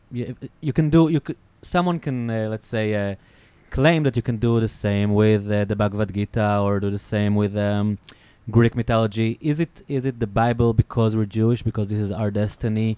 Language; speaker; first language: English; non-native, fluent; Hebrew